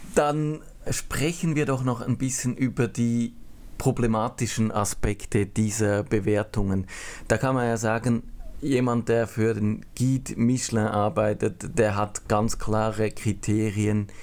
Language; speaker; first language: German; native; German